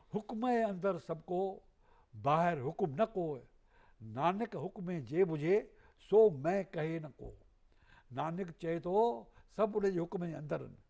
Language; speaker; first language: Sindhi; native; Sindhi